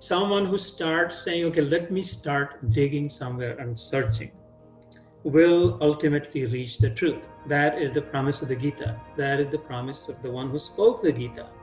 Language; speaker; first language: English; non-native, local second language; Hindi